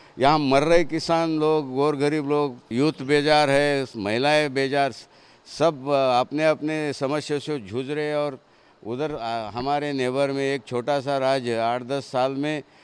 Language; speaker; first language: Hindi; non-native, local second language; Marathi